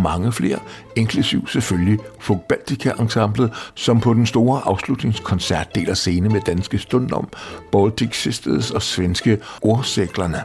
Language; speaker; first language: Danish; native; Danish